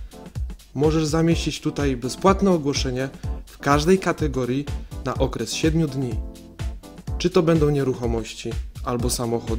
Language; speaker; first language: Polish; native; Polish